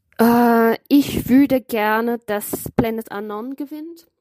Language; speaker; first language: German; non-native, learner; Portuguese